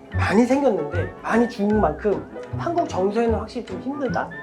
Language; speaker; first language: Korean; native; Korean